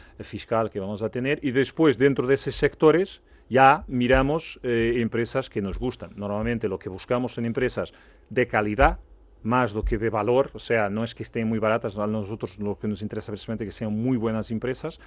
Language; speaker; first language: Spanish; non-native, fluent; Portuguese